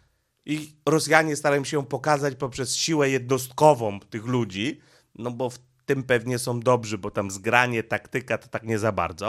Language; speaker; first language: Polish; native; Polish